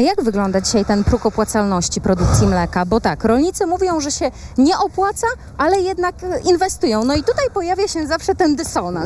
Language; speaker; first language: Polish; native; Polish